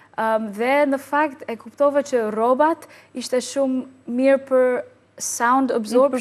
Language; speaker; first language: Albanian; non-native, learner; English